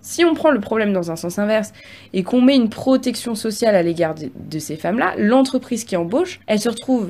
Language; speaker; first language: French; native; French